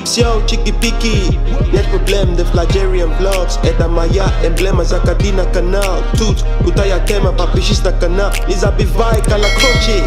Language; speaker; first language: Russian; non-native, learner; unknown